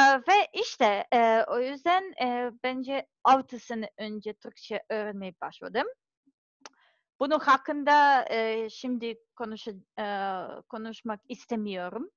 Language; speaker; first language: Turkish; non-native, learner; Serbian